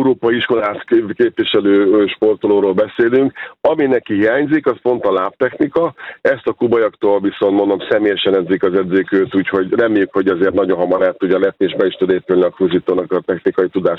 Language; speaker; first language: Hungarian; native; Hungarian